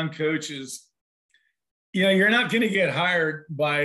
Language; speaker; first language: English; native; English